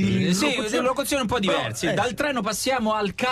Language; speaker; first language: Italian; native; Italian